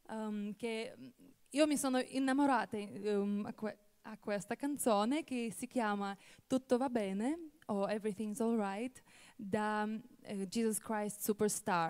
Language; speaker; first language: Italian; non-native, fluent; Russian